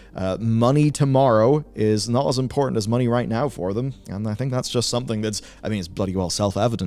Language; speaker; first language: English; native; English